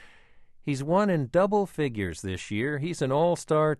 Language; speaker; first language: English; native; English